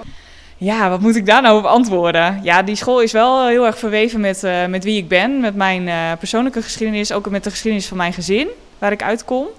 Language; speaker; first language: Dutch; native; Dutch